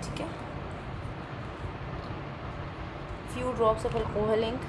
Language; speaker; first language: Hindi; native; Hindi